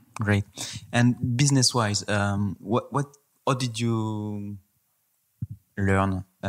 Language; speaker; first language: English; non-native, fluent; French